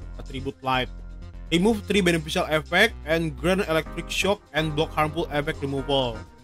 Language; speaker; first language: English; non-native, fluent; Indonesian